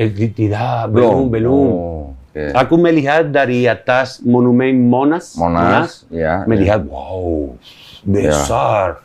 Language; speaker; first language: Indonesian; non-native, learner; Spanish